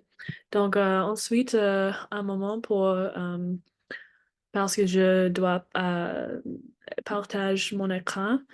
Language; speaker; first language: French; non-native, learner; English